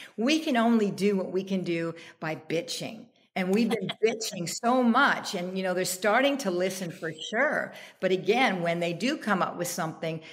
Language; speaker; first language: English; native; English